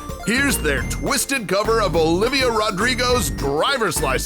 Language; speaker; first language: English; native; English